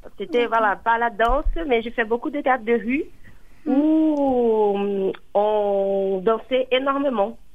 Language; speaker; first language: French; non-native, fluent; Portuguese